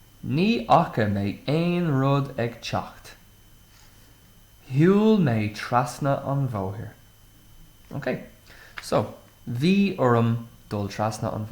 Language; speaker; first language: Irish; non-native, local second language; English